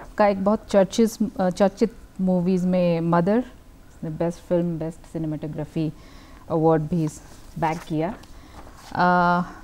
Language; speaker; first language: Hindi; native; Hindi